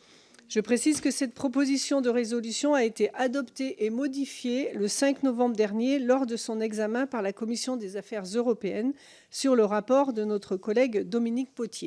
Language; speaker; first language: French; native; French